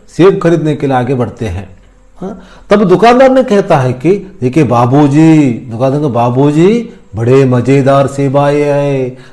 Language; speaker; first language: Hindi; non-native, local second language; Kannada